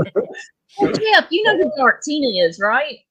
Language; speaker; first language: English; native; English